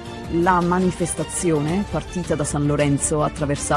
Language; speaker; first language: Italian; native; Italian